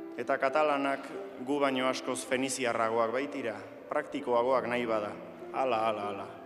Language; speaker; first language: Basque; native; Basque